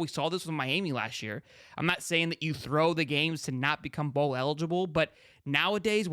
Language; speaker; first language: English; native; English